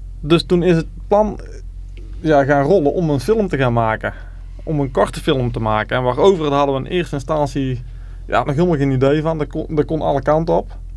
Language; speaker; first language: Dutch; native; Dutch